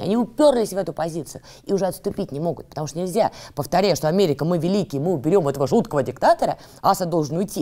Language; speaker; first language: Russian; native; Russian